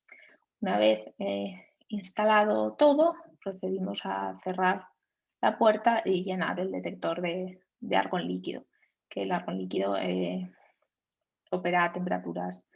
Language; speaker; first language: Spanish; native; Spanish